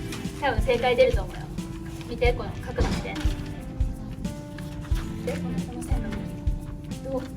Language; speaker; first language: Japanese; native; Japanese